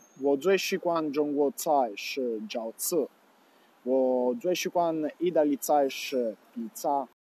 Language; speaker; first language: Chinese; non-native, learner; Italian